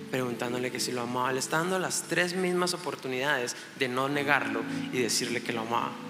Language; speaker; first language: Spanish; native; Spanish